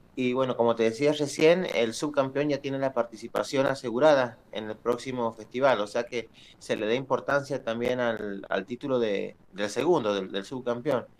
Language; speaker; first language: Spanish; native; Spanish